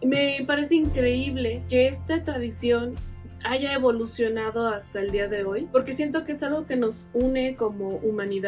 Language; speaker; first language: Spanish; native; Spanish